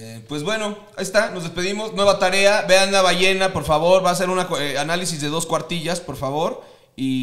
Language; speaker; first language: Spanish; native; Spanish